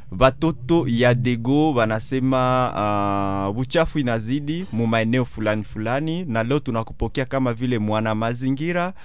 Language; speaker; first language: Swahili; native; Swahili